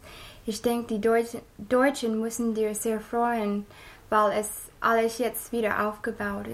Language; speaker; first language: German; non-native, fluent; English